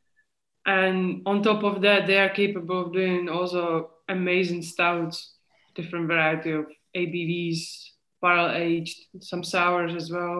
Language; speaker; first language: English; non-native, fluent; Czech